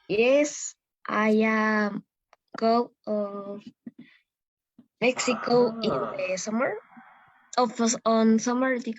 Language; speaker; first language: English; non-native, learner; Spanish